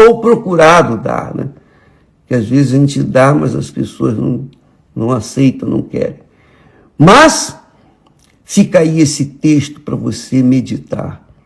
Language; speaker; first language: Portuguese; native; Portuguese